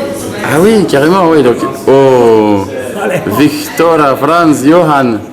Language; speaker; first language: French; native; French